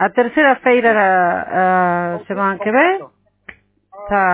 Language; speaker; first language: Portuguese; non-native, learner; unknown